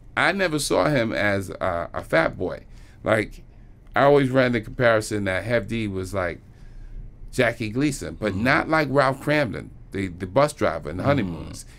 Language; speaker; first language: English; native; English